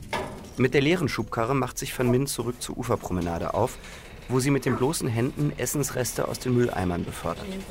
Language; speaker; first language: German; native; German